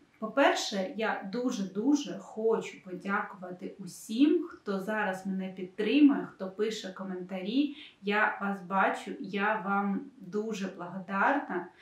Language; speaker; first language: Ukrainian; non-native, local second language; Russian